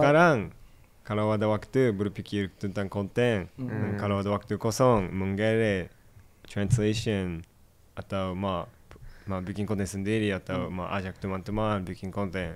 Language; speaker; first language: Indonesian; non-native, fluent; Japanese